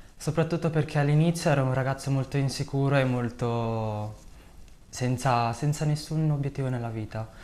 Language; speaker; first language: Italian; early bilingual, other home language; Filipino